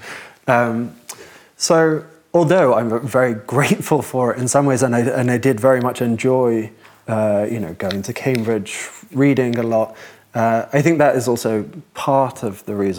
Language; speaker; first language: English; native; English